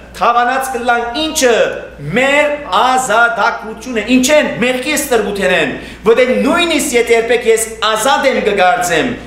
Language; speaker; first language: Armenian; early bilingual, heritage; Armenian